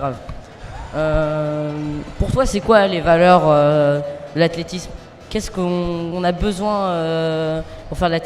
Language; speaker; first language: French; native; French